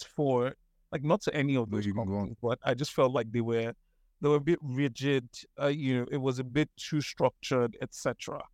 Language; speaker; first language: English; non-native, local second language; Yoruba